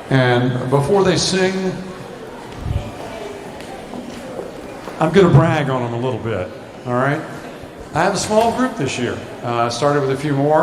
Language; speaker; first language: English; native; English